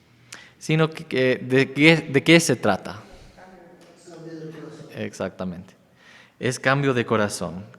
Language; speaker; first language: Spanish; non-native, fluent; English